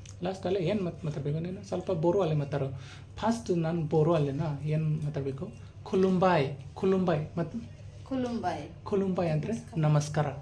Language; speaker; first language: Kannada; non-native, learner; Bodo